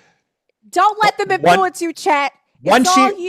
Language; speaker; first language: English; native; English